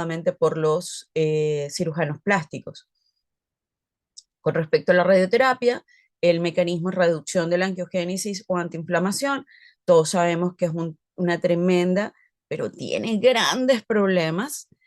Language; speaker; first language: Spanish; native; Spanish